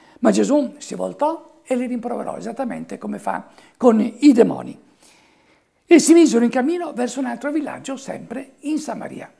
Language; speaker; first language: Italian; native; Italian